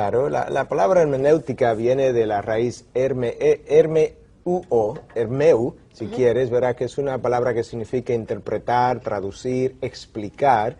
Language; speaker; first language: Spanish; native; Spanish